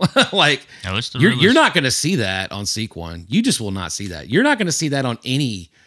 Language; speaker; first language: English; native; English